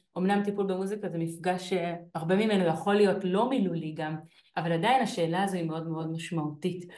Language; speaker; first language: Hebrew; native; Hebrew